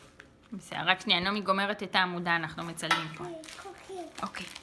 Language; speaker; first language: Hebrew; native; Hebrew